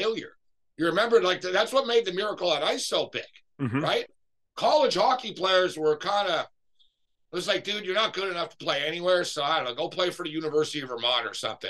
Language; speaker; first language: English; native; English